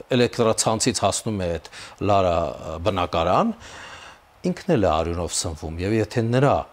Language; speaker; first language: Armenian; native; Armenian